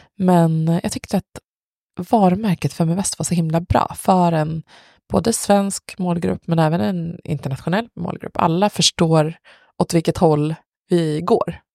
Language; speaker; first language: Swedish; native; Swedish